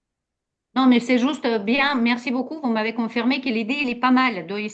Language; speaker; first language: French; non-native, fluent; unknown